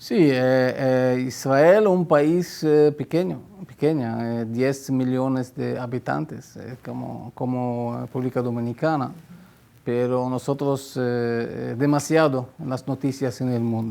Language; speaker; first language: Spanish; non-native, fluent; Hebrew